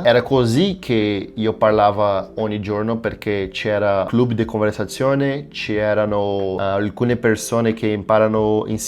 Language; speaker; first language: Italian; non-native, fluent; Portuguese